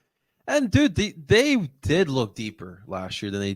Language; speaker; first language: English; native; English